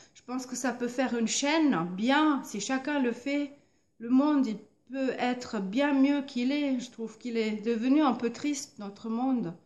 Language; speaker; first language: French; non-native, fluent; German